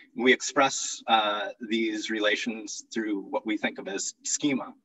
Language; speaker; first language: English; native; English